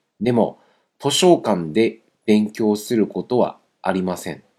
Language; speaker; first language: Japanese; non-native, fluent; Chinese